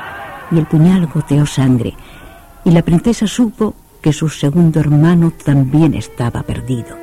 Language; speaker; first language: Spanish; native; Spanish